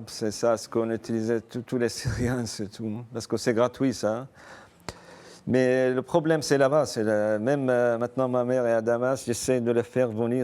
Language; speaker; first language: French; non-native, fluent; Arabic